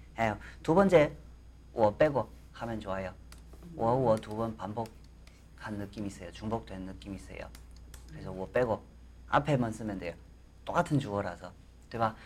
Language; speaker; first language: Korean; non-native, fluent; Chinese